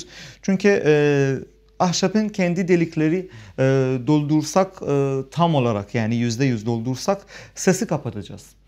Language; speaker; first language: Turkish; non-native, fluent; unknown